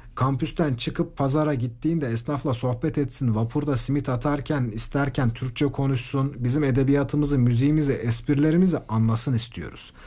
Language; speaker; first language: Turkish; native; Turkish